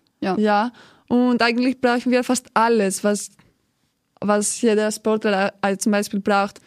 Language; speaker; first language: German; non-native, fluent; Greek